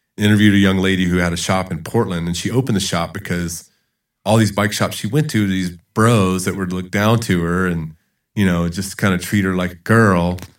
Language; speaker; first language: English; native; English